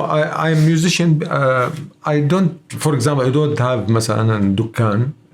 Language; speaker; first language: English; non-native, learner; Arabic